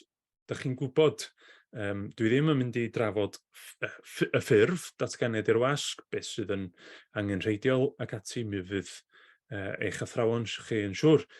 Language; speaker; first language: Welsh; native; Welsh